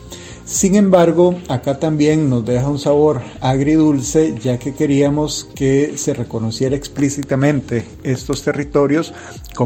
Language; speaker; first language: Spanish; native; Spanish